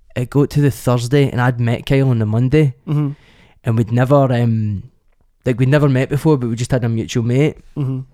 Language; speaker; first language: English; native; English